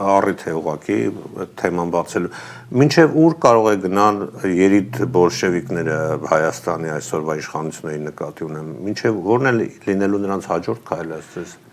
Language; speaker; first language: Armenian; native; Armenian